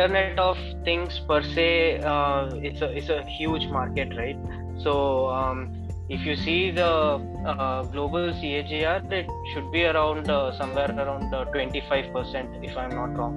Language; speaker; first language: English; non-native, local second language; Tamil